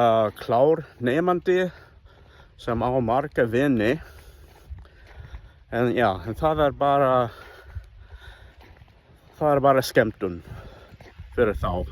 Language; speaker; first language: Icelandic; non-native, learner; English